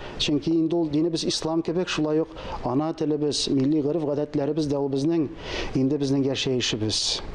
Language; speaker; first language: Tatar; native; Tatar